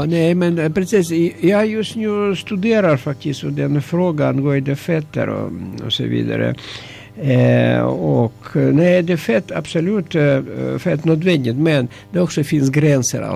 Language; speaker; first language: Swedish; non-native, learner; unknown